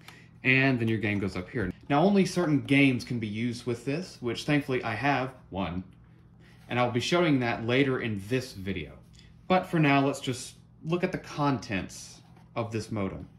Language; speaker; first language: English; native; English